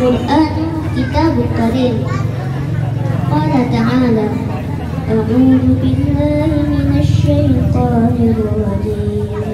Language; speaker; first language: Arabic; non-native, learner; Indonesian